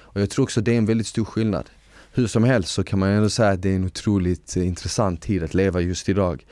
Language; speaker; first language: Swedish; early bilingual, other home language; Bosnian